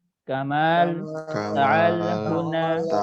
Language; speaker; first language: Arabic; non-native, learner; Indonesian